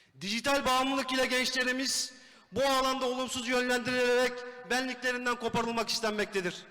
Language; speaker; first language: Turkish; native; Turkish